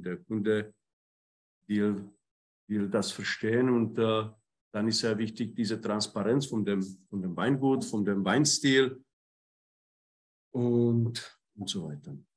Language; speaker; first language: German; non-native, fluent; Czech